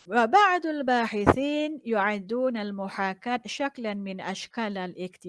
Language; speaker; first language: Arabic; non-native, fluent; Malay